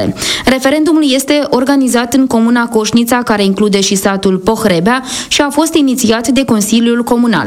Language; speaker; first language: Romanian; native; Romanian